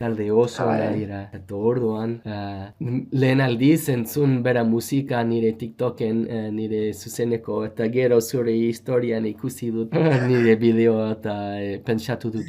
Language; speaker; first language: Basque; non-native, learner; English